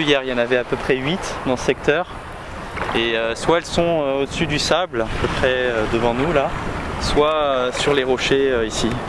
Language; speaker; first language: French; native; French